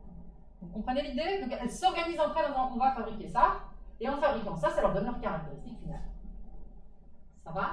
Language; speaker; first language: French; native; French